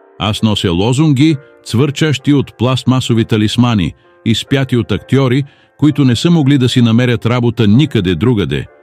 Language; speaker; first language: Bulgarian; non-native, learner; English